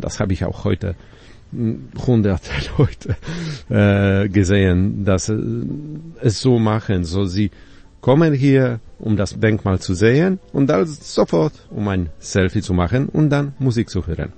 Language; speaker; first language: German; non-native, fluent; Polish